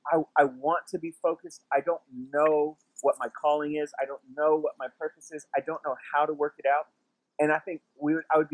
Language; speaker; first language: English; native; English